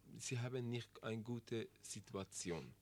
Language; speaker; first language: German; non-native, learner; Persian